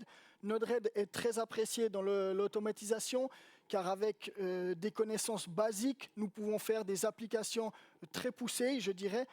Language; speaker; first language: French; native; French